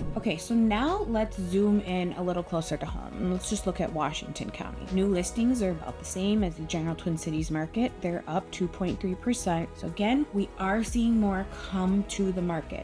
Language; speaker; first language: English; native; English